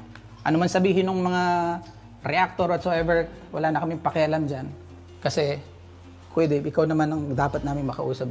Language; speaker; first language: Filipino; native; Filipino